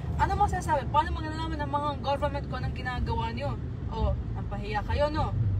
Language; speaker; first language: Filipino; early bilingual, heritage; Filipino